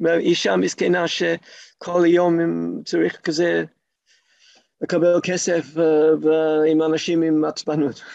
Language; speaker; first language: Hebrew; non-native, fluent; English